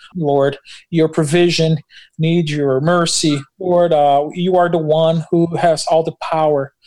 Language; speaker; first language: English; non-native, fluent; Portuguese